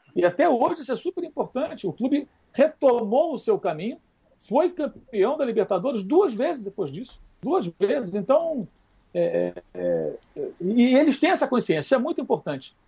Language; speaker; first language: Portuguese; native; Portuguese